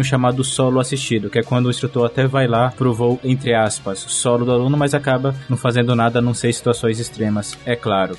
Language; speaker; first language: Portuguese; native; Portuguese